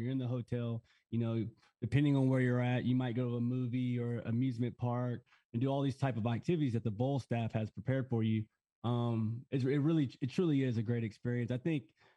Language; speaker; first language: English; native; English